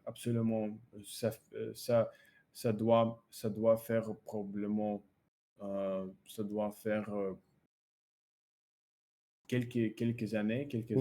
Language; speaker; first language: French; non-native, learner; Russian